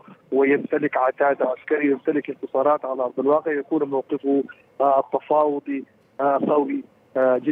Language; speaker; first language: Arabic; native; Arabic